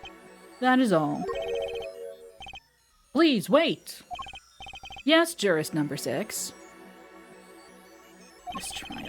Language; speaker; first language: English; native; English